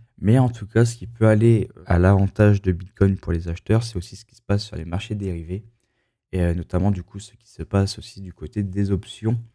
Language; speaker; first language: French; native; French